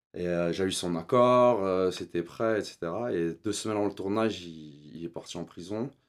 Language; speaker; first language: French; native; French